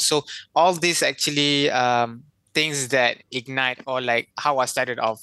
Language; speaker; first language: English; non-native, local second language; Malay